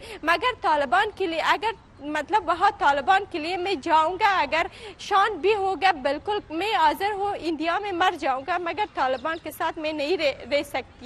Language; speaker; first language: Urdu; non-native, learner; Pashto